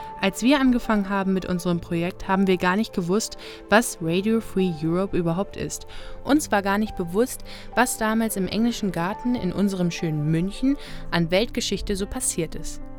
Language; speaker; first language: German; native; German